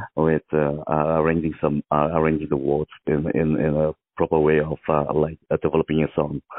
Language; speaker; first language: English; non-native, local second language; Mizo